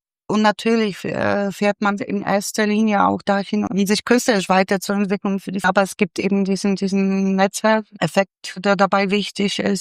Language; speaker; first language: German; non-native, fluent; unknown